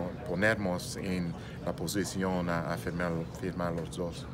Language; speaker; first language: Spanish; non-native, learner; English